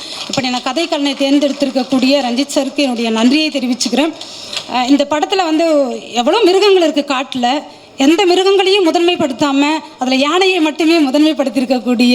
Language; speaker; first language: Tamil; native; Tamil